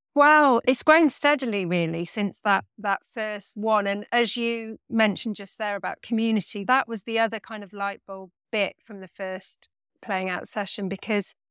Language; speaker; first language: English; native; English